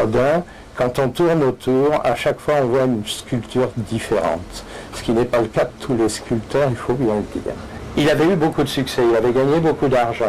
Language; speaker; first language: French; native; French